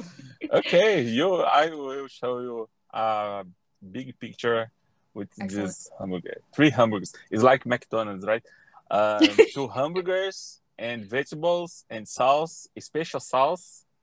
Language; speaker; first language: English; non-native, learner; Portuguese